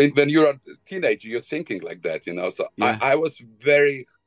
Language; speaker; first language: English; non-native, fluent; Bosnian